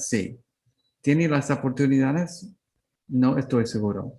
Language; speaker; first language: Spanish; non-native, learner; English